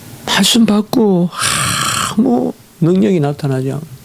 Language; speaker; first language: Korean; native; Korean